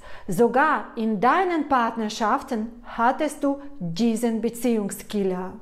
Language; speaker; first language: German; non-native, fluent; Russian